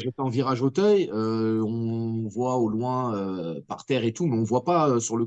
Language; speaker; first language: French; native; French